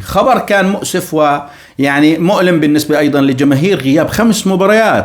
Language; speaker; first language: Arabic; native; Arabic